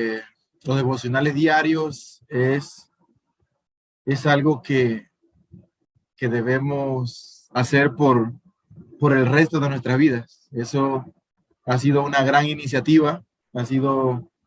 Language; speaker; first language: Spanish; native; Spanish